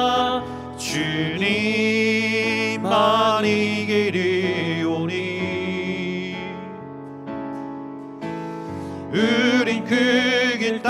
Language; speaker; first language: Korean; native; Korean